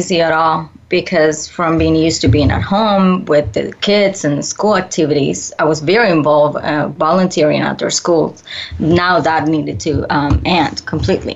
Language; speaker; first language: English; early bilingual, other home language; Spanish